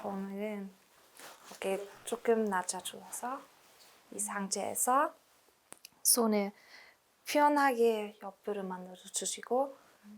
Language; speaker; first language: Korean; non-native, learner; German